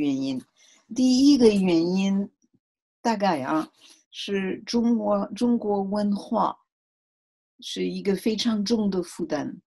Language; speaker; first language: Chinese; non-native, fluent; French